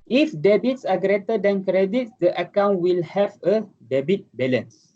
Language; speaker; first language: English; non-native, local second language; Malay